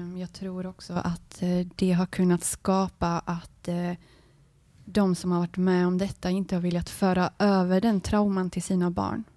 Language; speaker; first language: Swedish; early bilingual, other home language; Spanish